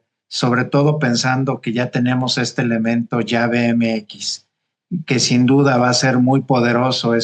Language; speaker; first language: Spanish; native; Spanish